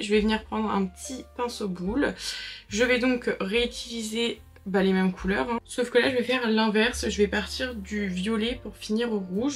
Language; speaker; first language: French; native; French